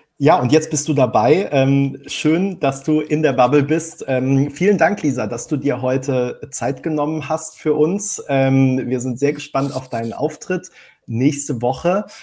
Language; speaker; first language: German; native; German